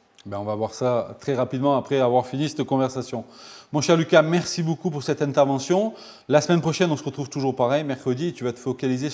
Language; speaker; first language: French; native; French